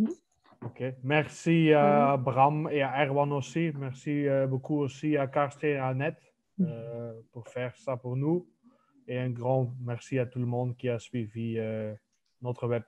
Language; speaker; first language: French; non-native, local second language; Dutch